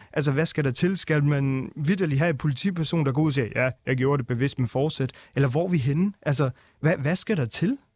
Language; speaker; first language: Danish; early bilingual, other home language; Punjabi